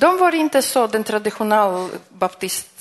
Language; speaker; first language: Swedish; non-native, fluent; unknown